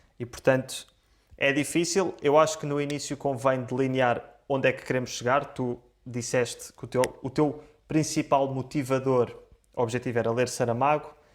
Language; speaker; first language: Portuguese; native; Portuguese